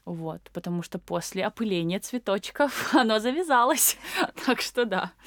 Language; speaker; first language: Russian; native; Russian